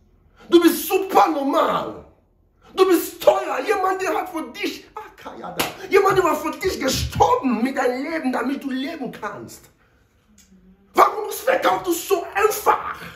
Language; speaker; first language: German; non-native, learner; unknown